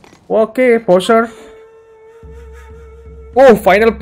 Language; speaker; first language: English; non-native, learner; Indonesian